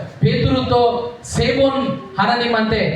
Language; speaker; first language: Korean; non-native, learner; Telugu